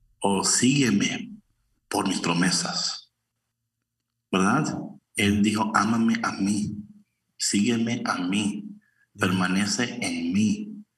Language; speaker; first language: Spanish; early bilingual, heritage; Spanish